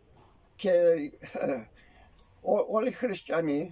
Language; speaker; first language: Greek; early bilingual, heritage; Greek